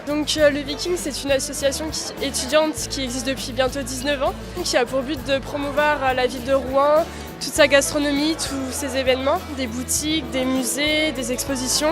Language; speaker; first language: French; native; French